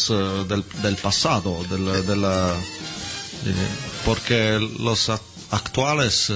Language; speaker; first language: Spanish; non-native, learner; Italian